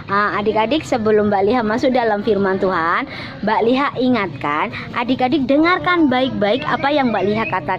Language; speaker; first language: Indonesian; non-native, local second language; Javanese